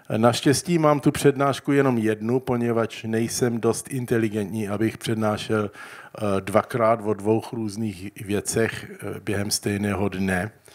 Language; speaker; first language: Czech; early bilingual, heritage; Czech